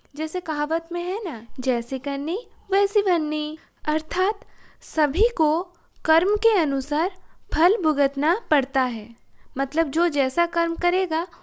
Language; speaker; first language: Hindi; non-native, local second language; Odia